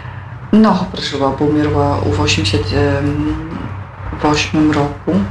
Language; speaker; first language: Polish; non-native, local second language; Belarusian